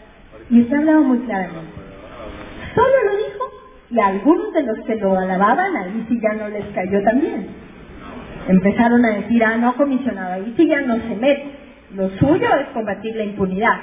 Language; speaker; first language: Spanish; native; Spanish